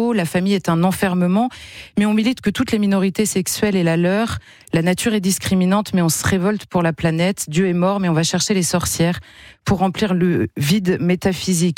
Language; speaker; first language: French; native; French